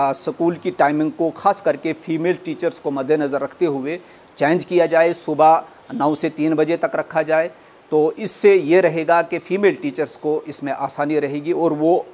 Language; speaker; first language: Hindi; non-native, local second language; Punjabi